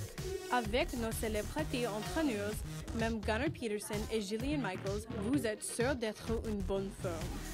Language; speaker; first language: French; non-native, learner; English